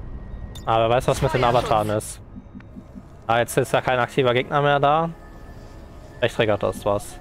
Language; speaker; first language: German; native; German